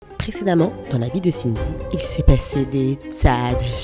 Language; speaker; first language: French; native; French